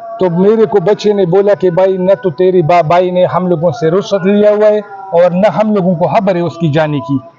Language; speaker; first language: Urdu; non-native, local second language; Pashto